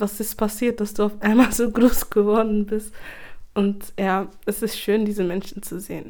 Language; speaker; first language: German; early bilingual, other home language; English